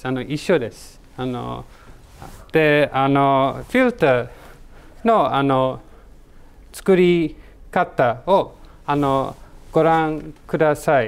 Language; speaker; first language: Japanese; non-native, learner; English